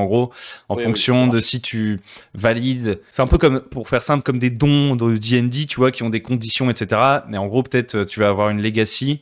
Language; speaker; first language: French; native; French